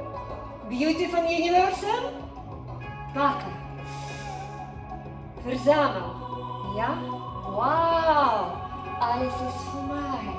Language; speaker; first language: Dutch; non-native, learner; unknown